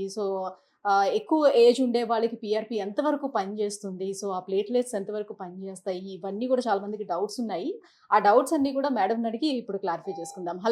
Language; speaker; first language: Telugu; native; Telugu